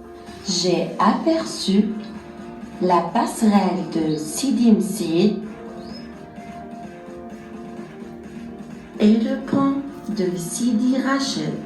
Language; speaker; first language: French; non-native, learner; Arabic